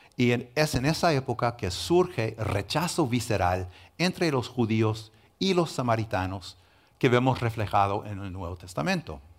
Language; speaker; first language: Spanish; non-native, fluent; English